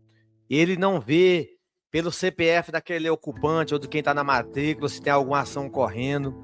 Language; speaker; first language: Portuguese; native; Portuguese